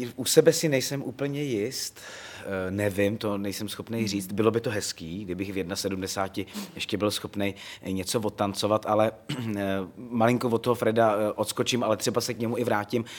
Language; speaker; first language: Czech; native; Czech